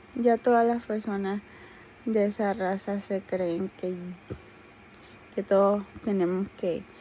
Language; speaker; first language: Spanish; native; Spanish